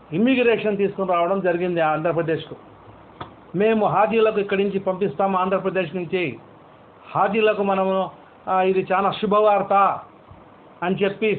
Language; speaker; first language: Telugu; non-native, local second language; Urdu